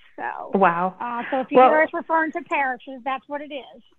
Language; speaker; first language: English; native; English